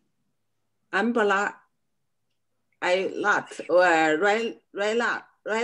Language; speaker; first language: English; non-native, learner; Chinese